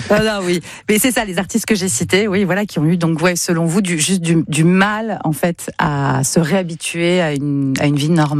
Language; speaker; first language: French; native; French